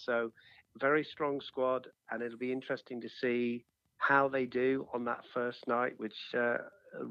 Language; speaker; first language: English; native; English